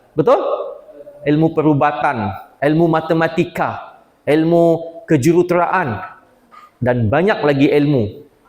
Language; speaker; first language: Malay; native; Malay